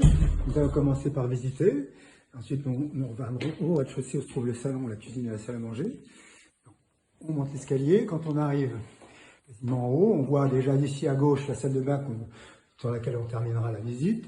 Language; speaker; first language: French; native; French